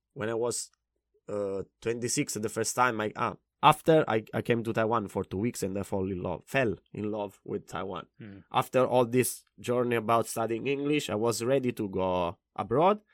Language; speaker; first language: English; non-native, fluent; Italian